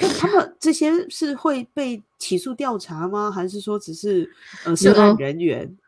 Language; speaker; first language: Chinese; native; Chinese